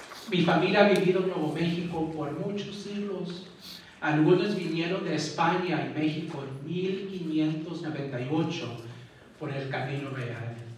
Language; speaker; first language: Spanish; early bilingual, heritage; Spanish